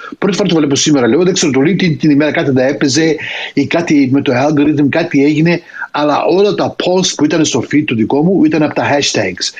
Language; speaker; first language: Greek; early bilingual, heritage; Greek